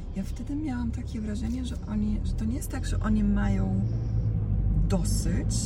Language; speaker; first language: Polish; non-native, fluent; Croatian